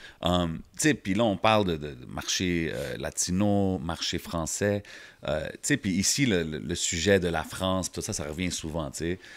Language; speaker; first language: French; native; French